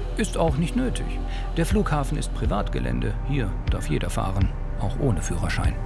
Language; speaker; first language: German; native; German